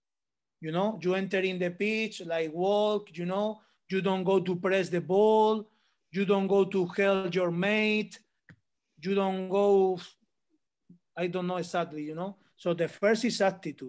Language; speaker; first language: English; non-native, learner; Spanish